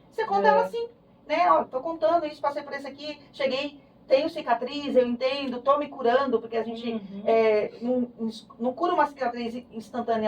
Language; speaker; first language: Portuguese; native; Portuguese